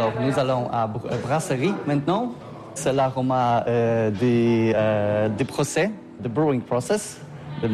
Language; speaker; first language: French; non-native, learner; Polish